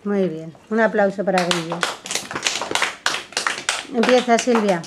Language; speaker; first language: Spanish; native; Spanish